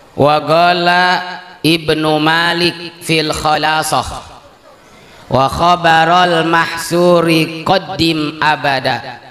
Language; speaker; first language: Indonesian; native; Indonesian